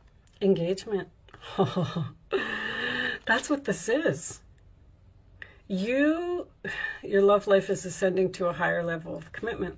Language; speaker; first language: English; native; English